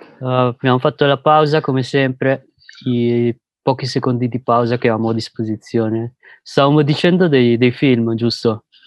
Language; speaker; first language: Italian; early bilingual, other home language; Filipino